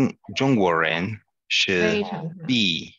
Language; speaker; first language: Chinese; non-native, learner; Spanish